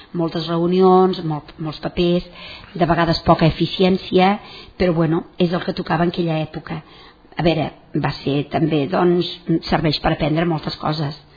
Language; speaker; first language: Catalan; non-native, local second language; Spanish